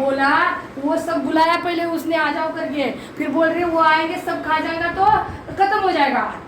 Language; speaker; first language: Hindi; non-native, local second language; Marathi